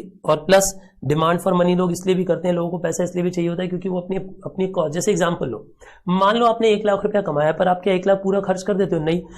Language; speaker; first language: Hindi; native; Hindi